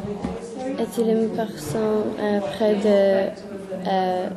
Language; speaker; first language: French; non-native, learner; English